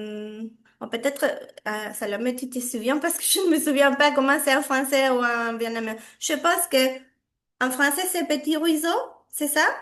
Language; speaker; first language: French; non-native, fluent; Spanish